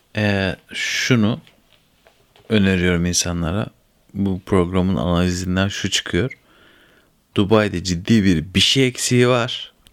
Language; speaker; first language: Turkish; native; Turkish